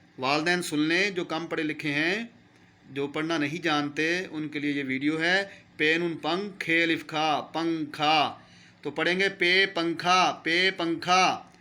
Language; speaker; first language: Urdu; non-native, local second language; Punjabi